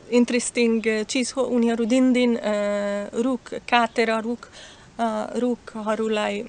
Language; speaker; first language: Nepali; non-native, learner; Slovak